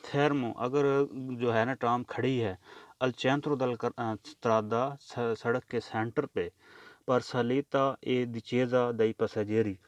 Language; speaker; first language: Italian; non-native, learner; Urdu